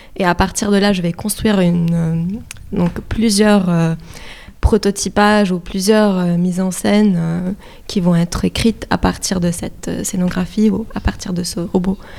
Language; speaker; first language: French; non-native, local second language; Arabic